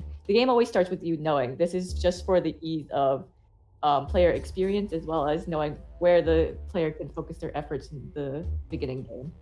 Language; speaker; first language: English; native; English